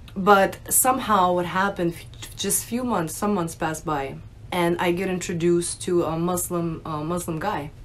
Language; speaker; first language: English; early bilingual, other home language; Russian